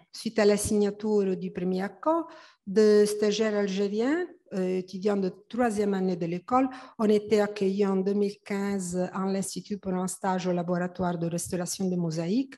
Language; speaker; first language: French; non-native, fluent; Italian